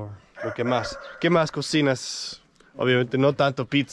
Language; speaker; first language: Spanish; non-native, fluent; Danish